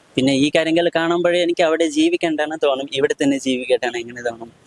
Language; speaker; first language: Malayalam; non-native, local second language; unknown